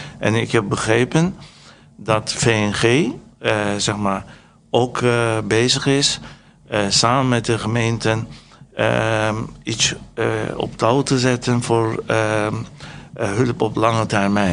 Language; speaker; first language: Dutch; non-native, fluent; Turkish